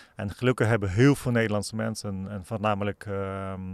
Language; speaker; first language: Dutch; non-native, fluent; Ukrainian